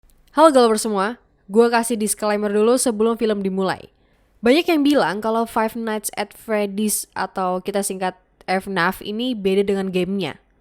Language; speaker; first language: Indonesian; native; Indonesian